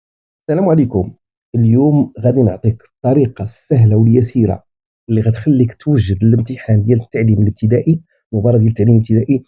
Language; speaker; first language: Arabic; native; Arabic